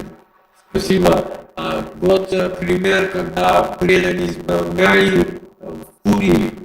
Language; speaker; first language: Russian; non-native, learner; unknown